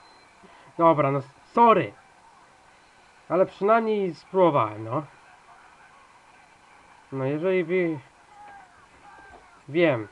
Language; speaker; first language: Polish; native; Polish